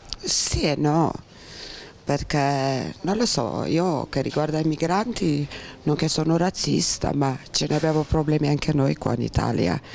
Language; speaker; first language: Italian; non-native, fluent; Romanian